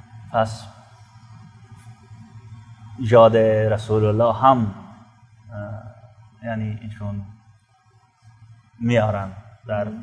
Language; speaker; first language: Persian; non-native, fluent; Urdu